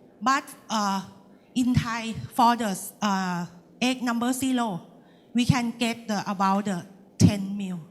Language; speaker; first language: English; non-native, learner; Thai